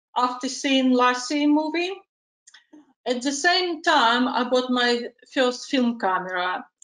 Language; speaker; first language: English; non-native, fluent; Ukrainian